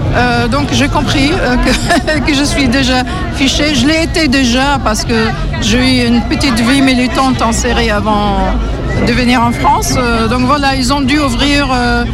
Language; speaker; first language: French; non-native, fluent; Kurdish